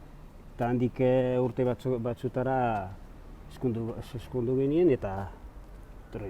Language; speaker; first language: Basque; non-native, fluent; Arabic